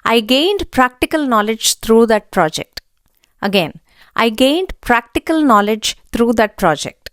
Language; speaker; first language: English; non-native, local second language; Telugu